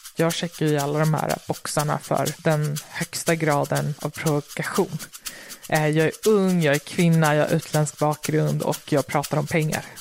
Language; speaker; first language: Swedish; native; Swedish